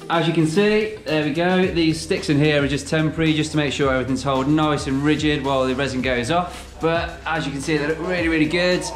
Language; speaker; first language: English; native; English